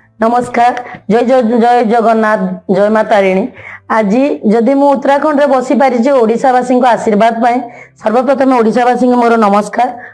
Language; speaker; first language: Hindi; non-native, local second language; Odia